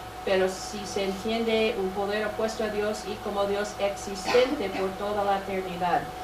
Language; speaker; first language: Spanish; non-native, fluent; English